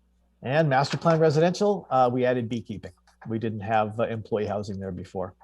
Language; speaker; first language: English; native; English